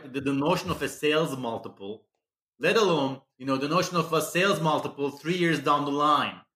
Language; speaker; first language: English; non-native, fluent; Turkish